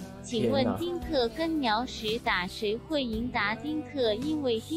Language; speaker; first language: Chinese; native; Chinese